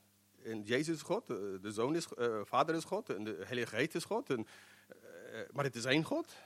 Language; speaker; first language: Dutch; non-native, fluent; English